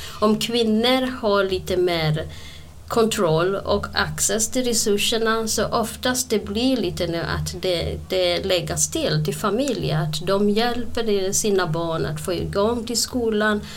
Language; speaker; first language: Swedish; non-native, fluent; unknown